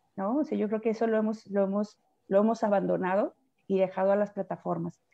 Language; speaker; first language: Spanish; native; Spanish